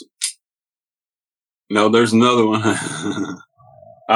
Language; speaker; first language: English; native; English